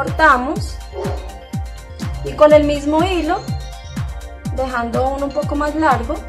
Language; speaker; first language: Spanish; native; Spanish